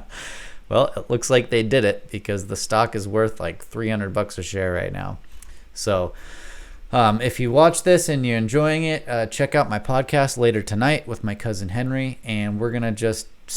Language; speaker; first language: English; native; English